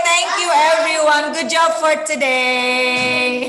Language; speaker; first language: English; non-native, fluent; Indonesian